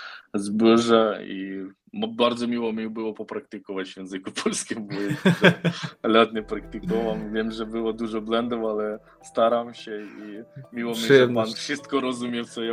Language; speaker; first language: Polish; non-native, learner; Ukrainian